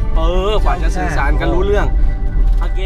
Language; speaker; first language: Thai; native; Thai